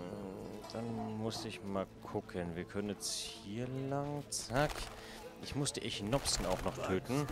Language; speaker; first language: German; native; German